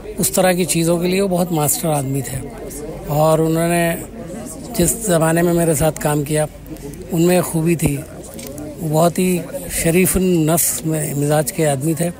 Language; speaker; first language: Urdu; native; Urdu